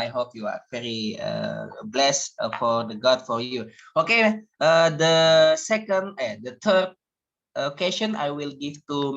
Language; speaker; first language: English; non-native, learner; Indonesian